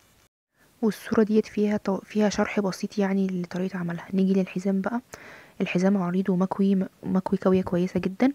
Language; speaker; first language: Arabic; native; Arabic